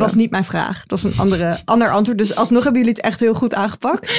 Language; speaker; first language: Dutch; native; Dutch